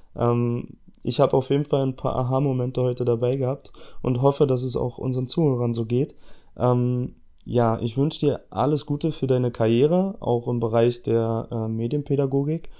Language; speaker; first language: German; native; German